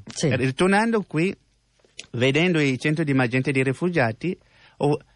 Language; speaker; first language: Italian; non-native, learner; French